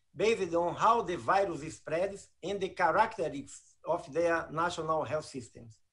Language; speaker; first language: English; non-native, fluent; Portuguese